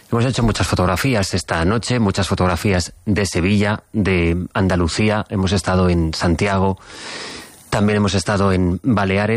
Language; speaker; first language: Spanish; native; Spanish